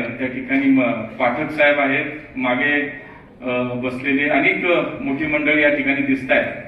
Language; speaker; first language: Marathi; native; Marathi